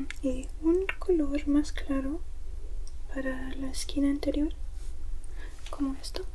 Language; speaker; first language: Spanish; non-native, learner; English